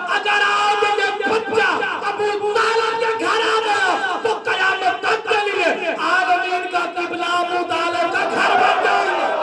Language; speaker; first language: Urdu; non-native, local second language; Punjabi